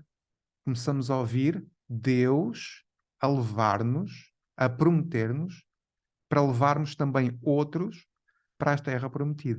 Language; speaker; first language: Portuguese; native; Portuguese